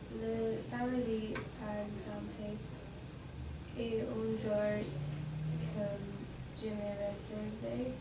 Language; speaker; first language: French; non-native, learner; English